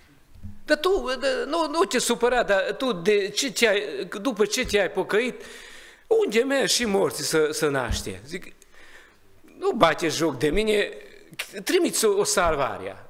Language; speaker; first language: Romanian; non-native, learner; Hungarian